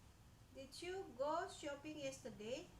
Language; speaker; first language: English; non-native, learner; Indonesian